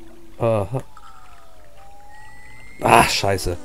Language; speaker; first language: German; native; German